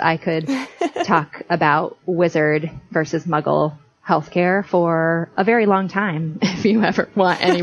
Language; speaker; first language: English; native; English